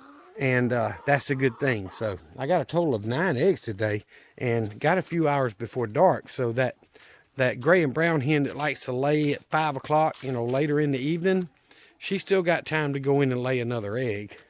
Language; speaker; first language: English; native; English